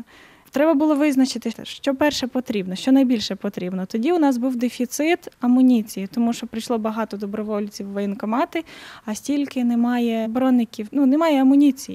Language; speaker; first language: Ukrainian; native; Ukrainian